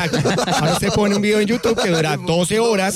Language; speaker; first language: Spanish; native; Spanish